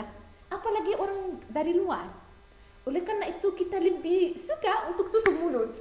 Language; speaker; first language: Indonesian; non-native, learner; Arabic